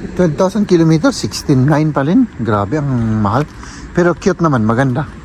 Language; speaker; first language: Filipino; native; Filipino